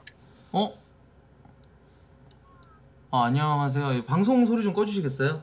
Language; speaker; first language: Korean; native; Korean